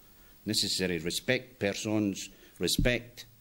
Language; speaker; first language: English; non-native, learner; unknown